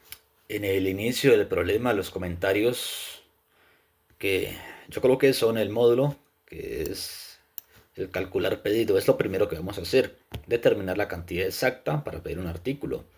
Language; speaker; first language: Spanish; native; Spanish